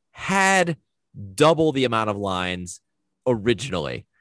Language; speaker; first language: English; native; English